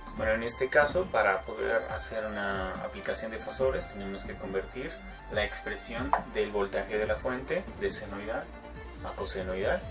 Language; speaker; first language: Spanish; native; Spanish